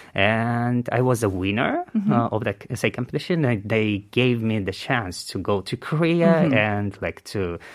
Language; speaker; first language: English; non-native, learner; Uzbek